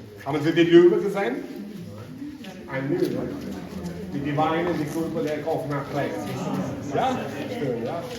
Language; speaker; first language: German; non-native, learner; Spanish